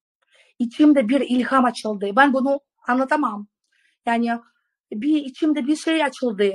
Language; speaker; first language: Turkish; non-native, fluent; Russian